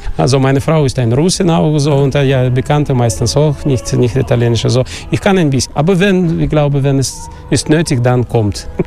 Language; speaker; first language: German; non-native, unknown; Russian